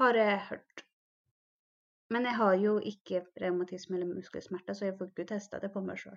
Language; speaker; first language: Norwegian; non-native, local second language; Northern Sami